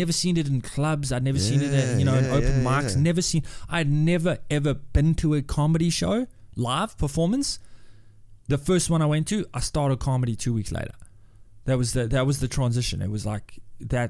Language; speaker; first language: English; native; English